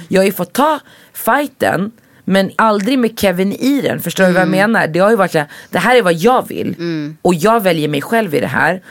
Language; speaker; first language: Swedish; early bilingual, other home language; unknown